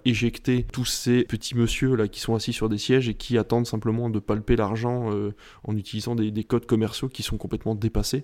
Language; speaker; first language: French; native; French